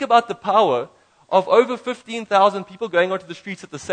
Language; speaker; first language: English; native; English